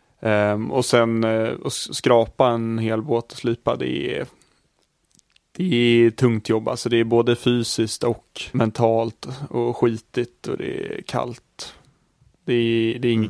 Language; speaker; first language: Swedish; native; Swedish